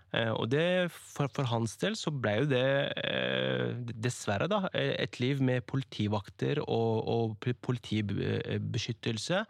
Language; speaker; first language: Norwegian; early bilingual, other home language; Kurdish